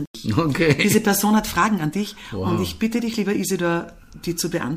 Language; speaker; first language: German; native; German